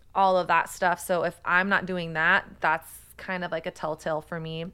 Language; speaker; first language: English; native; English